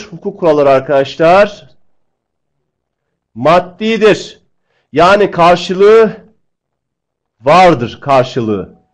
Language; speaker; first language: Turkish; native; Turkish